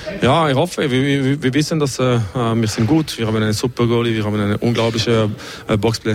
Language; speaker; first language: German; non-native, learner; French